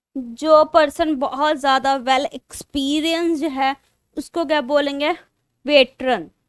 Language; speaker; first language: Hindi; non-native, local second language; Punjabi